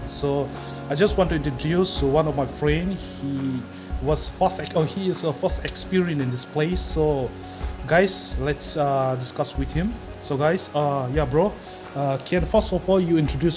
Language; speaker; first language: English; non-native, learner; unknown